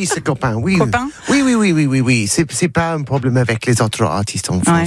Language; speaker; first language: French; non-native, learner; English